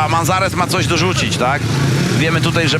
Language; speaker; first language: Polish; native; Polish